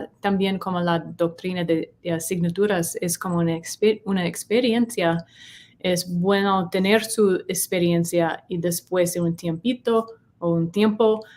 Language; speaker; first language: Spanish; non-native, learner; English